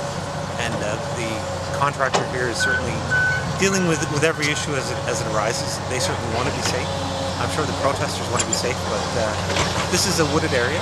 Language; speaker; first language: English; native; English